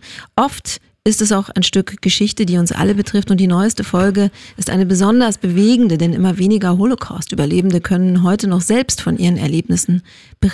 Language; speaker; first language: German; native; German